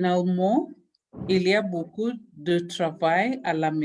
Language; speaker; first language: French; non-native, learner; English